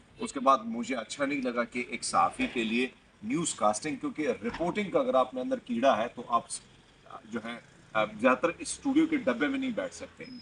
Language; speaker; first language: Urdu; non-native, local second language; Pashto